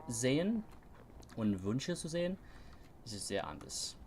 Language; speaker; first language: German; non-native, learner; English